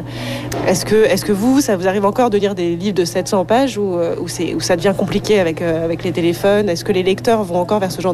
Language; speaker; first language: French; native; French